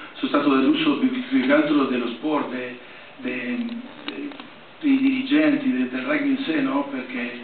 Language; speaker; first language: Italian; non-native, fluent; Spanish